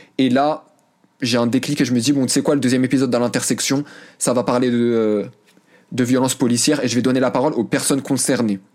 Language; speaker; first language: French; early bilingual, other home language; Arabic